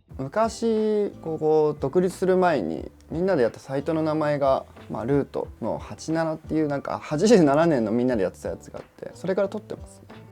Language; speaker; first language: Japanese; native; Japanese